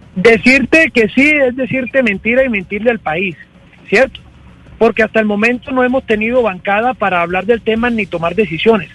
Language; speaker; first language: Spanish; native; Spanish